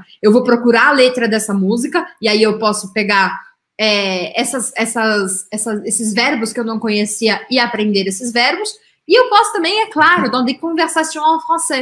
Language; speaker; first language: Portuguese; native; Portuguese